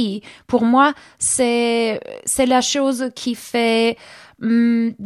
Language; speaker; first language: French; non-native, learner; German